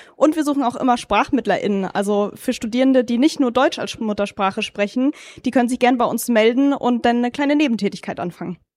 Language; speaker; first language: German; native; German